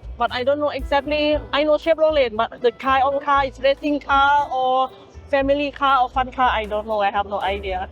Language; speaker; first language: English; non-native, learner; Thai